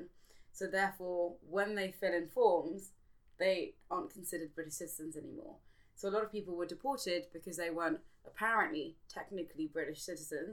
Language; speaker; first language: English; native; English